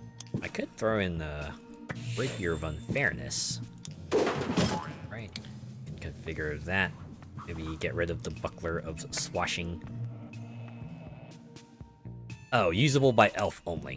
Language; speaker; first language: English; native; English